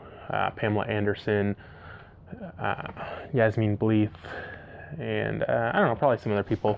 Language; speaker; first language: English; native; English